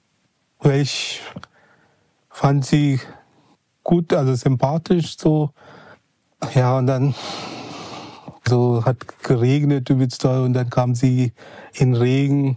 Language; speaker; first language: German; non-native, fluent; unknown